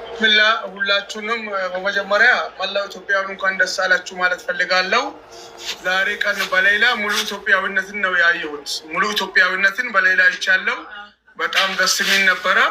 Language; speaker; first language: Amharic; non-native, local second language; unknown